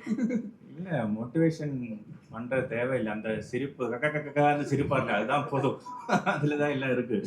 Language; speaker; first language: Tamil; non-native, local second language; Malayalam